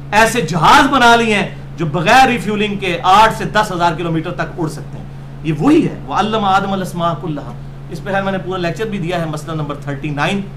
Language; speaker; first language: Urdu; non-native, local second language; Punjabi